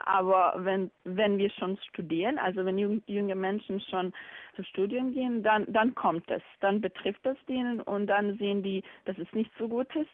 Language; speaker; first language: German; non-native, learner; Bosnian